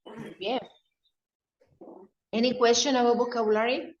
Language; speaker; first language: English; non-native, fluent; Spanish